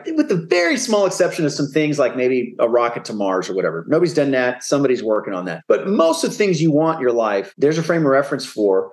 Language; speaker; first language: English; native; English